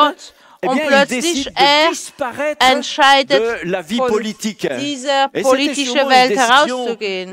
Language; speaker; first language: German; non-native, fluent; French